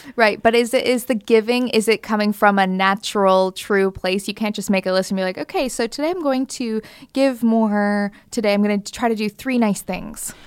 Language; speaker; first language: English; native; English